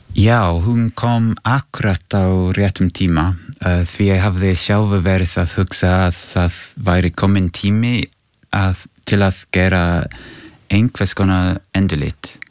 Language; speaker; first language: Icelandic; non-native, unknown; English